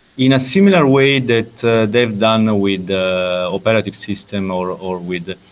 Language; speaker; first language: English; non-native, fluent; Italian